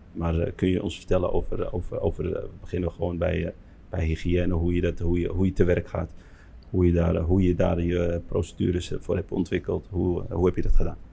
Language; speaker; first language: Dutch; early bilingual, other home language; Arabic